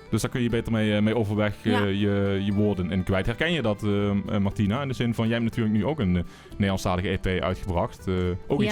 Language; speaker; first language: Dutch; native; Dutch